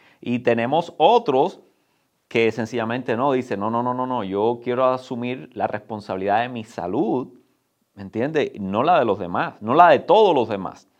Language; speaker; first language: Spanish; native; Spanish